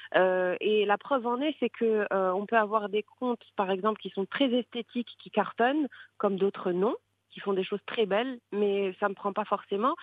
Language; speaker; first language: French; non-native, local second language; Arabic